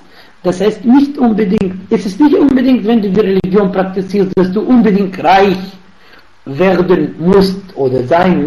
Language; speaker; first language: German; non-native, fluent; Arabic